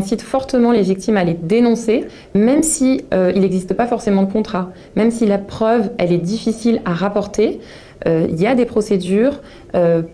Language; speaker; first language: French; native; French